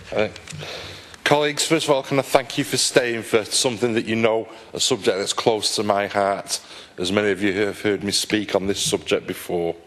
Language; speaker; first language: English; native; English